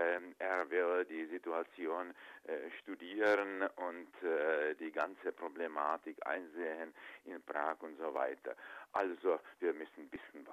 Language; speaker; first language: German; non-native, fluent; Czech